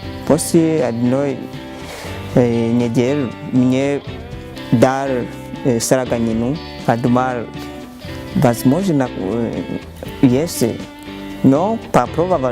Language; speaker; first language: Russian; non-native, learner; Rundi